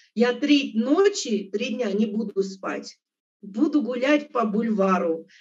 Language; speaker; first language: Russian; non-native, local second language; Armenian